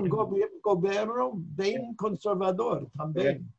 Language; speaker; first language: Portuguese; non-native, fluent; English